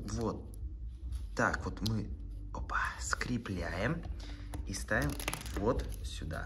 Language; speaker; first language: Russian; native; Russian